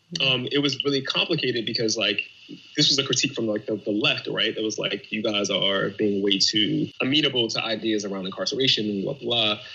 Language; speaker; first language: English; native; English